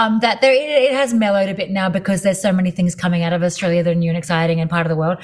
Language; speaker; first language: English; native; English